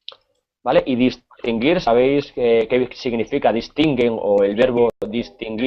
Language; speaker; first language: Spanish; native; Spanish